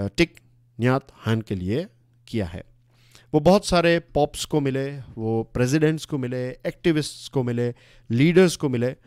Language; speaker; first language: Hindi; non-native, local second language; Gujarati